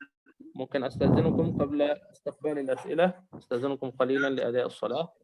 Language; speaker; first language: Arabic; native; Arabic